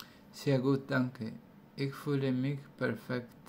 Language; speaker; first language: German; non-native, learner; Spanish